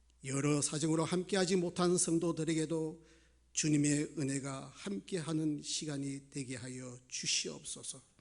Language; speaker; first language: Korean; native; Korean